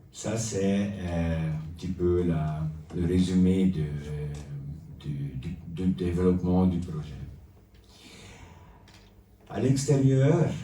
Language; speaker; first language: French; non-native, local second language; Italian